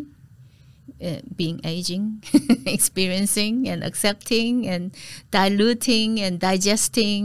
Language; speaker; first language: English; non-native, fluent; Korean